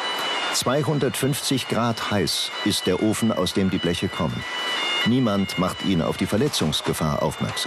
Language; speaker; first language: German; native; German